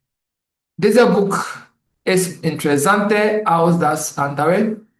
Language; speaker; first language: German; non-native, learner; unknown